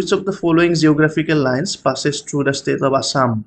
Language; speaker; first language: English; non-native, local second language; Assamese